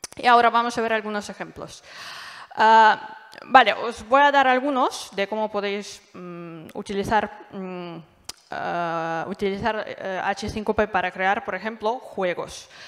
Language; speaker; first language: Spanish; non-native, fluent; Russian